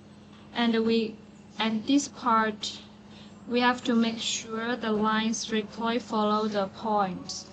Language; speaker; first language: English; non-native, learner; Chinese